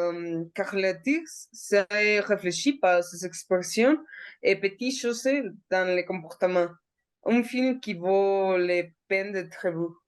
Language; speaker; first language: French; non-native, learner; Spanish